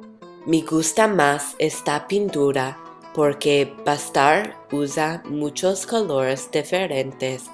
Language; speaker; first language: Spanish; non-native, learner; English